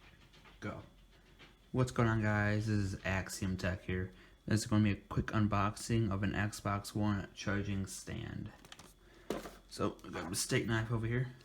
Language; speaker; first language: English; native; English